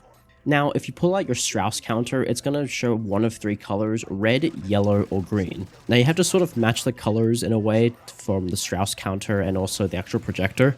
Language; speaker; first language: English; native; English